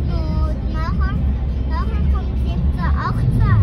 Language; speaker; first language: German; non-native, learner; Filipino